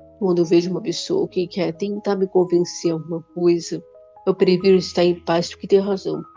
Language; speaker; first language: Portuguese; non-native, local second language; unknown